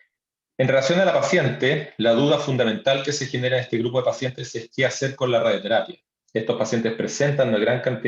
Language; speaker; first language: Spanish; native; Spanish